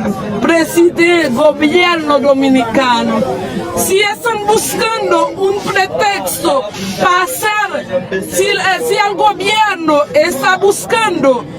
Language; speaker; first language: Spanish; non-native, fluent; Haitian Creole